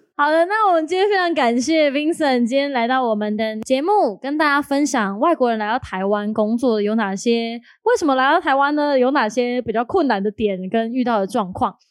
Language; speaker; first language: Chinese; native; Chinese